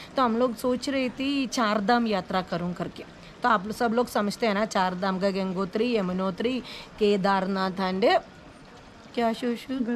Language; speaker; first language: Hindi; non-native, local second language; Malayalam